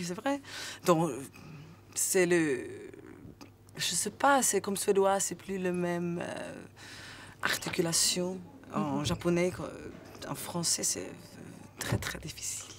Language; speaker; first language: French; non-native, learner; Swedish